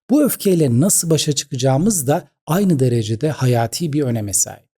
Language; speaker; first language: Turkish; native; Turkish